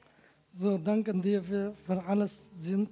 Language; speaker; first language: German; non-native, learner; Turkish